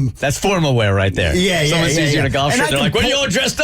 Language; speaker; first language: English; native; English